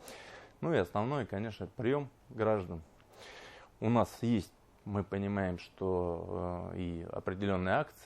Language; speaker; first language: Russian; native; Russian